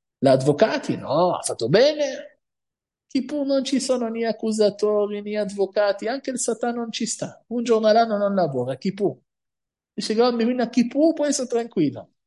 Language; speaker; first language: Italian; non-native, fluent; Hebrew